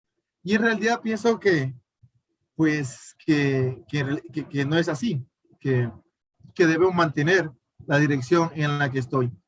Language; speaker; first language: Spanish; native; Spanish